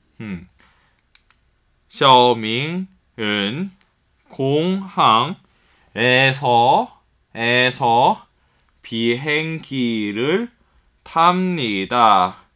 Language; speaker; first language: Korean; non-native, fluent; Chinese